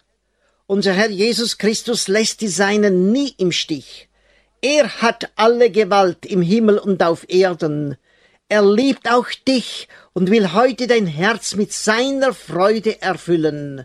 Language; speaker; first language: German; native; German